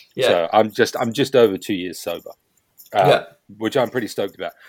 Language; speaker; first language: English; native; English